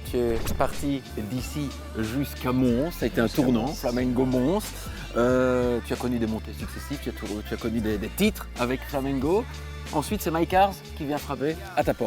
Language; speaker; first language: French; native; French